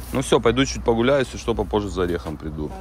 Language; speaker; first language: Russian; native; Russian